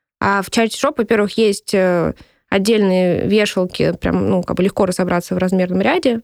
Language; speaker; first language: Russian; native; Russian